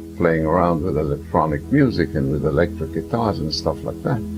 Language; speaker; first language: English; early bilingual, other home language; German